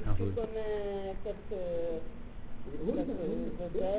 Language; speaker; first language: French; non-native, fluent; Italian